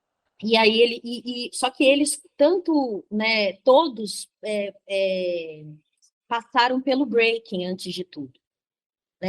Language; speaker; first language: Portuguese; native; Portuguese